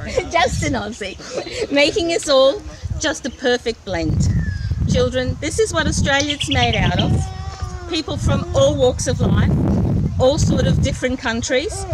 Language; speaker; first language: English; early bilingual, other home language; Portuguese